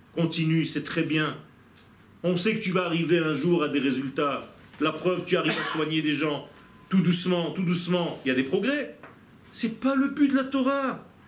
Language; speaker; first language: French; non-native, fluent; Hebrew